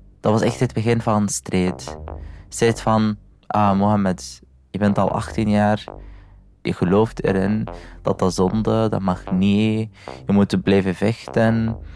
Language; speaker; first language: Dutch; non-native, fluent; Arabic